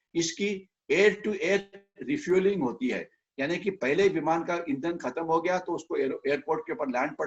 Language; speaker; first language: Hindi; non-native, local second language; Marathi